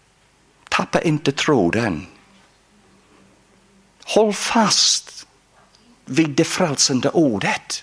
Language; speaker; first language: Swedish; non-native, fluent; English